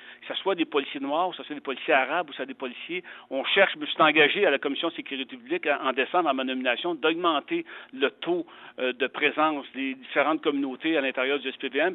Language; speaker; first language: French; native; French